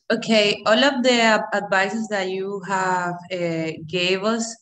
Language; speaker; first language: English; non-native, fluent; Spanish